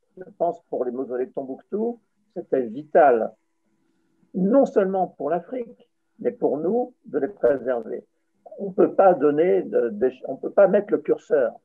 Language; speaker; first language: French; native; French